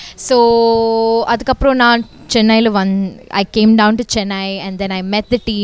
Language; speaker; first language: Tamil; non-native, learner; Malayalam